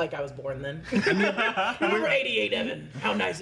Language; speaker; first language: English; native; English